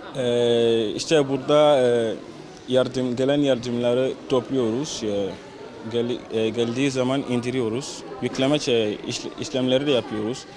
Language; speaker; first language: Turkish; non-native, learner; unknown